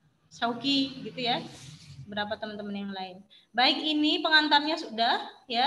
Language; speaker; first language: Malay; non-native, local second language; Javanese